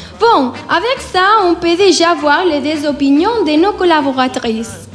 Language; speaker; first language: French; non-native, learner; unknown